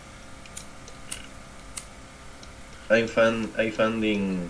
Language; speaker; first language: English; non-native, learner; Spanish